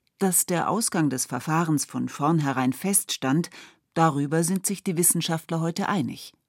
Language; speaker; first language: German; native; German